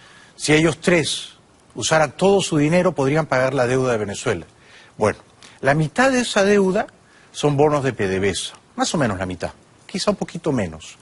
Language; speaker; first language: Spanish; native; Spanish